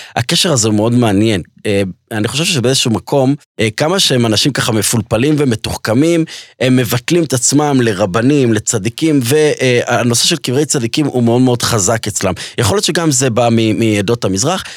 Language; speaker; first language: Hebrew; native; Hebrew